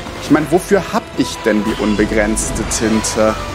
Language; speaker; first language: German; native; German